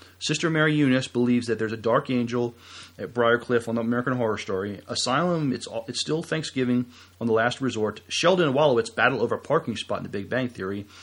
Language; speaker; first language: English; native; English